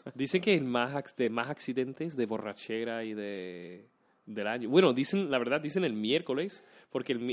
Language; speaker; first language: Spanish; non-native, fluent; English